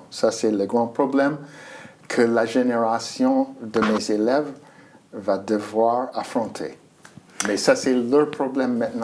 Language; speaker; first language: French; non-native, fluent; English